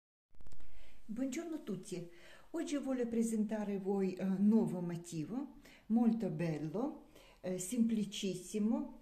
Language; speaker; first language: Italian; non-native, learner; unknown